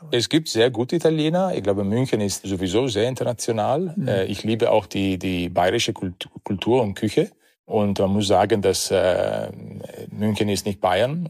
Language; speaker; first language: German; non-native, fluent; Italian